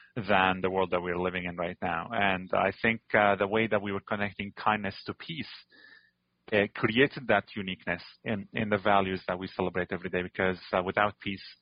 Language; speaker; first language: English; non-native, fluent; Arabic